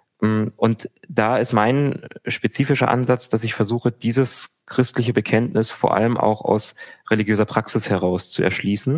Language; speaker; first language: German; native; German